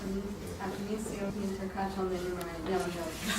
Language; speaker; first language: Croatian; non-native, learner; English